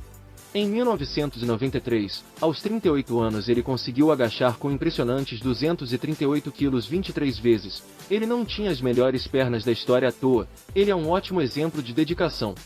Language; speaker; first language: Portuguese; native; Portuguese